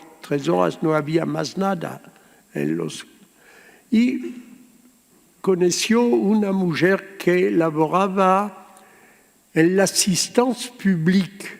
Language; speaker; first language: Spanish; early bilingual, heritage; Ladino